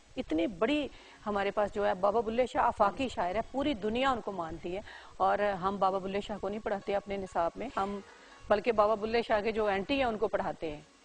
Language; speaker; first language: Urdu; non-native, local second language; Punjabi